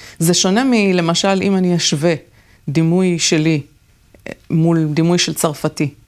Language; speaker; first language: Hebrew; native; Hebrew